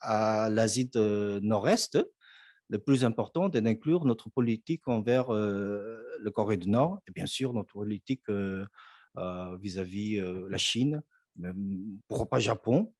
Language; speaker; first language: French; non-native, fluent; Korean